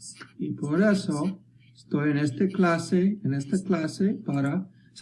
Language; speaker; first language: Spanish; early bilingual, heritage; Spanish